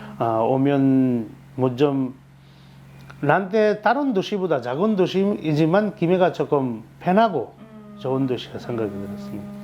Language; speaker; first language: Korean; non-native, fluent; Bangla